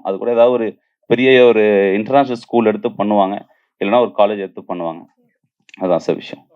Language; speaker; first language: Tamil; native; Tamil